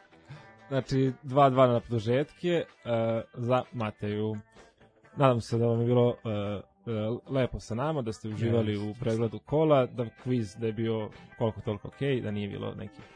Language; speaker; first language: Serbian; native; Serbian